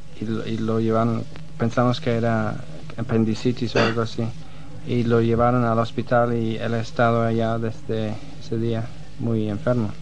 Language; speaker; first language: Spanish; non-native, fluent; English